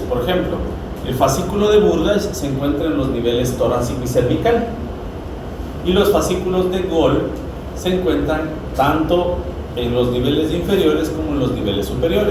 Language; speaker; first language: Spanish; native; Spanish